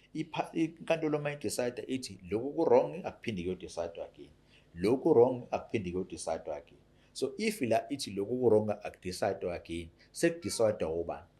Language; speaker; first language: Zulu; native; Zulu